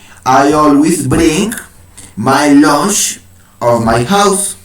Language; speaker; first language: English; non-native, learner; Spanish